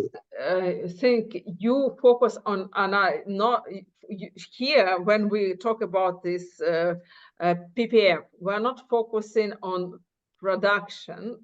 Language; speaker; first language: English; non-native, fluent; Ukrainian